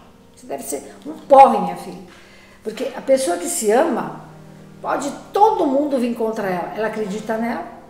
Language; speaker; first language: Portuguese; native; Portuguese